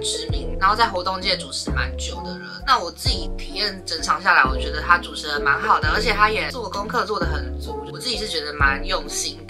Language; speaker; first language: Chinese; native; Chinese